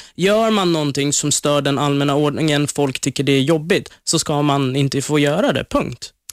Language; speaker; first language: Swedish; non-native, fluent; Persian